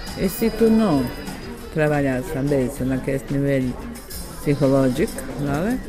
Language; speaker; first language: Catalan; non-native, learner; Bosnian